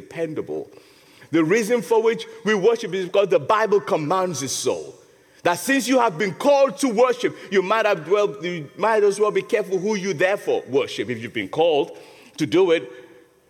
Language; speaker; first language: English; non-native, local second language; Yoruba